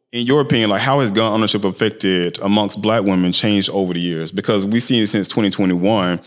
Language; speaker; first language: English; native; English